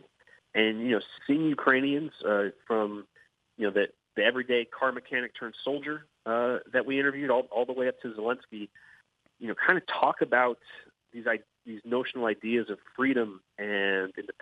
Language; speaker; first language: English; native; English